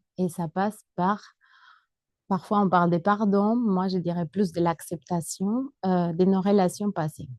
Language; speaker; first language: French; non-native, fluent; Spanish